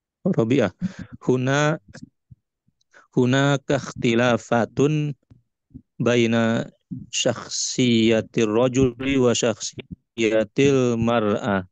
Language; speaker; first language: Arabic; non-native, learner; Indonesian